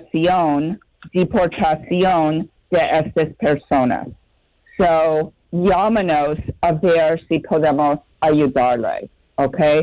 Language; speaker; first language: Spanish; non-native, learner; English